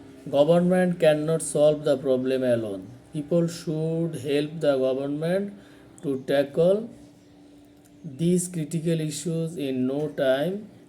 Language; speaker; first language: English; non-native, local second language; Bangla